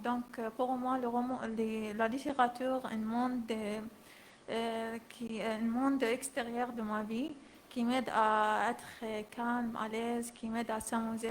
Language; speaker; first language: French; non-native, learner; Arabic